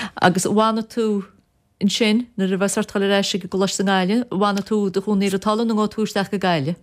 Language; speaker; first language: Irish; native; Irish